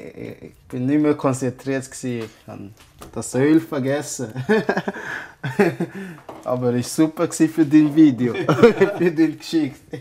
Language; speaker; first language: German; early bilingual, other home language; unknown